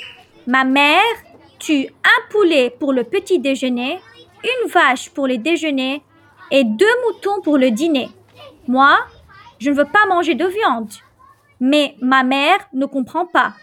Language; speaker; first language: French; non-native, local second language; Arabic